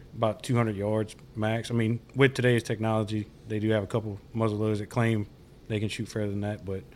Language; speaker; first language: English; native; English